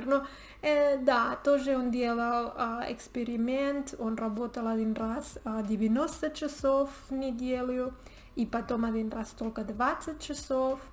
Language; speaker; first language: Russian; non-native, learner; Spanish